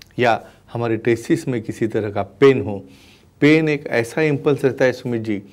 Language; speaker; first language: Hindi; non-native, local second language; Marathi